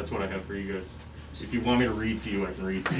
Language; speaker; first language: English; native; English